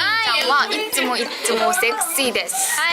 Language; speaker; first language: Japanese; non-native, learner; Korean